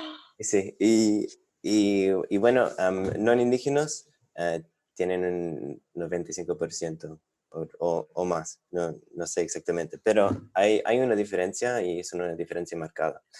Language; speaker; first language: Spanish; non-native, fluent; English